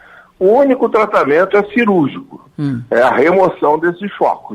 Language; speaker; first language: Portuguese; native; Portuguese